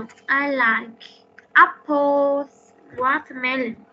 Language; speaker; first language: English; non-native, learner; Vietnamese